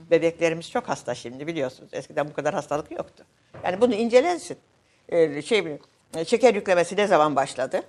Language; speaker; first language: Turkish; native; Turkish